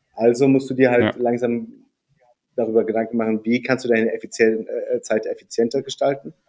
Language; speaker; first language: German; native; German